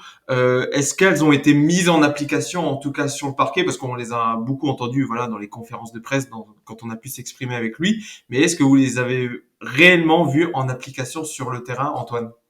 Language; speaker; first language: French; native; French